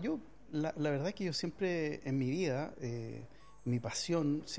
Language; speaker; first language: Spanish; native; Spanish